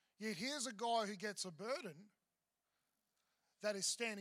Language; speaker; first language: English; native; English